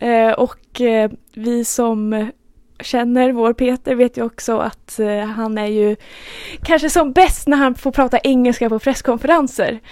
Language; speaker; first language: Swedish; native; Swedish